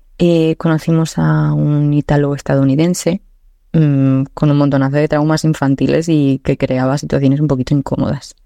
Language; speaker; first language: Spanish; native; Spanish